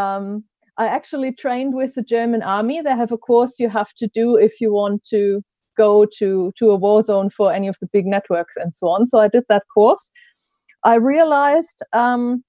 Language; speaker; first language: English; non-native, fluent; German